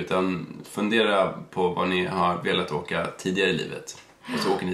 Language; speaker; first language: Swedish; native; Swedish